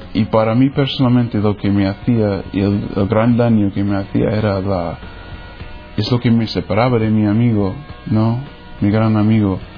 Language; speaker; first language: Spanish; non-native, fluent; English